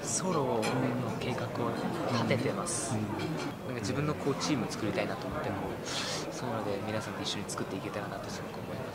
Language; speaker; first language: Japanese; early bilingual, other home language; Burmese